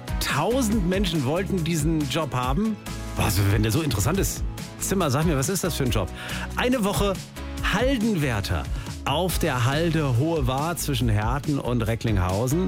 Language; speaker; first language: German; native; German